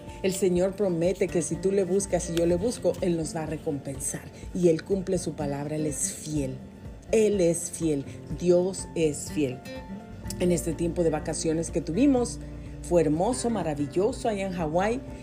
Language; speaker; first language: Spanish; native; Spanish